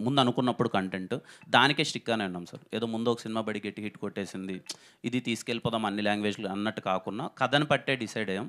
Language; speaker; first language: Telugu; native; Telugu